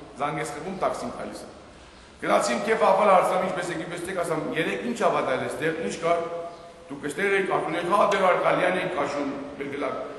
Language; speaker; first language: Armenian; early bilingual, heritage; Armenian